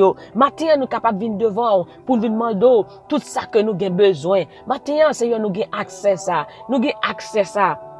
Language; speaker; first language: French; non-native, local second language; Haitian Creole